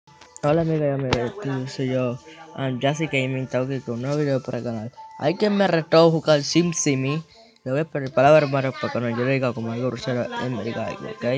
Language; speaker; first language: Spanish; native; Spanish